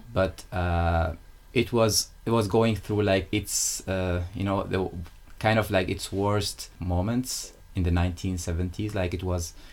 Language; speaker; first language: English; non-native, fluent; Arabic